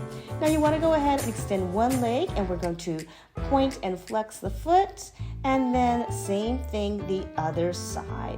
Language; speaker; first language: English; native; English